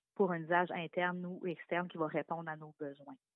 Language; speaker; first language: French; native; French